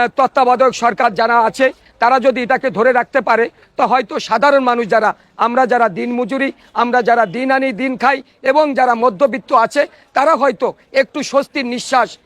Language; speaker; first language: Bangla; native; Bangla